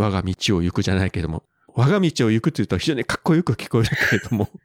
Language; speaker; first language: Japanese; native; Japanese